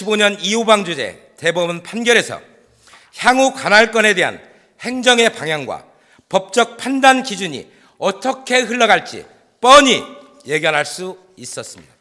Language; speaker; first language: Korean; native; Korean